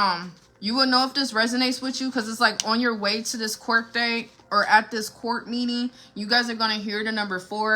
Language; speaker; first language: English; native; English